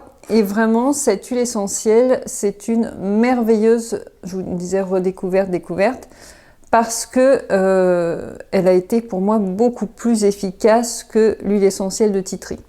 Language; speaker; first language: French; native; French